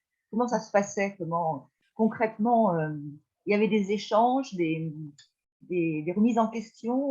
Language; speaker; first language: French; native; French